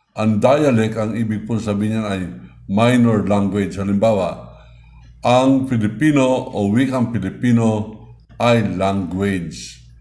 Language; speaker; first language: Filipino; non-native, local second language; Iloko